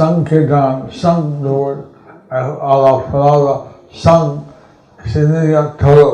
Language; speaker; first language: Spanish; non-native, learner; English